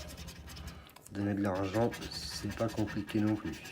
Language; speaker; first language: French; native; French